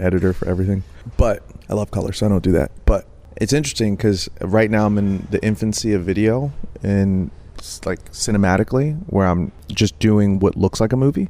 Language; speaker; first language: English; native; English